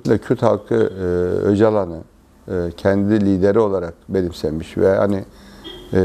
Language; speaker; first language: Turkish; native; Turkish